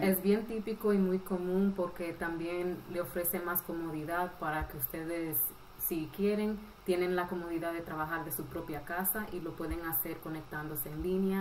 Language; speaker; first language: Spanish; early bilingual, heritage; Spanish